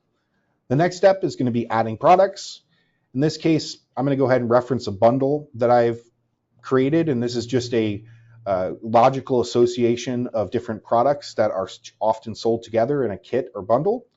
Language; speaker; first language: English; native; English